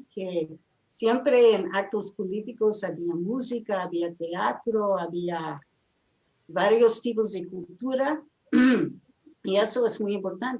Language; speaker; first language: Spanish; non-native, fluent; English